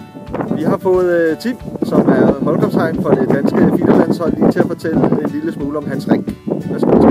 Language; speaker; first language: Danish; native; Danish